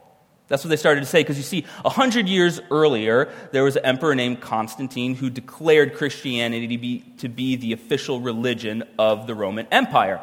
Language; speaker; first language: English; native; English